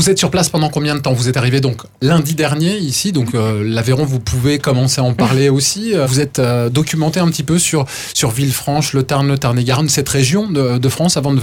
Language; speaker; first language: French; native; French